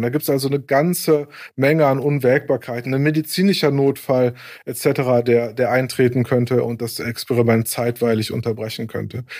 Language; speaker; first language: German; native; German